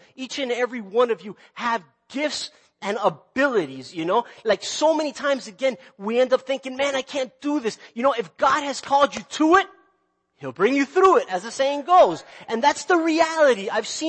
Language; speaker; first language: English; native; English